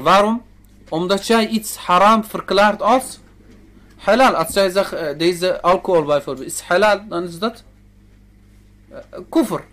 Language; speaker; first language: Dutch; early bilingual, other home language; Turkish